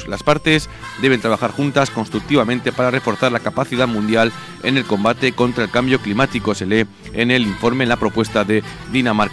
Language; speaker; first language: Spanish; native; Spanish